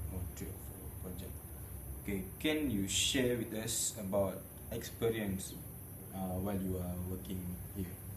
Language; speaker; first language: English; non-native, local second language; Malay